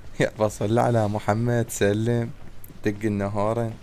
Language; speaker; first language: Arabic; native; Arabic